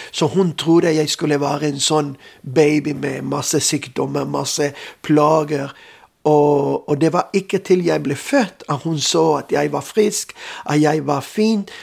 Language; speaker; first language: Norwegian; non-native, fluent; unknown